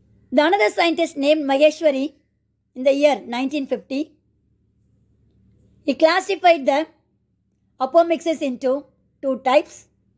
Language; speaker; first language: English; non-native, local second language; Tamil